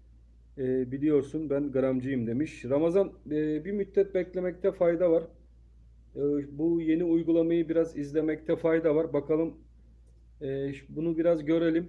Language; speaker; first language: Turkish; native; Turkish